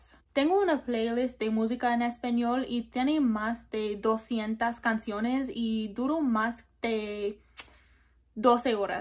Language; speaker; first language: Spanish; non-native, learner; English